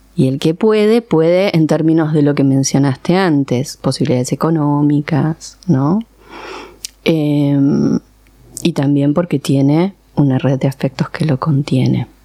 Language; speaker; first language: Spanish; early bilingual, other home language; Persian